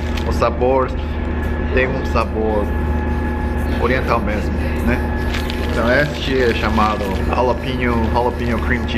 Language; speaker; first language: Portuguese; non-native, learner; Korean